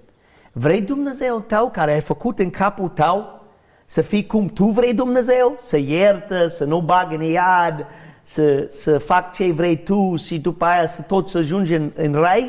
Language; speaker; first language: Romanian; non-native, learner; English